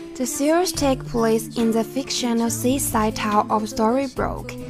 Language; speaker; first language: English; non-native, fluent; Chinese